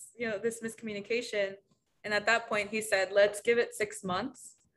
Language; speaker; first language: English; early bilingual, other home language; Spanish